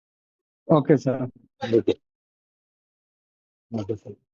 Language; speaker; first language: English; non-native, learner; Hindi